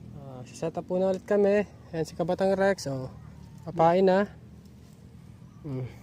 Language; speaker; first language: Filipino; native; Filipino